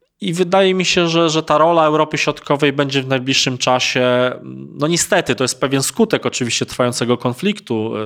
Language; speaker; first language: Polish; native; Polish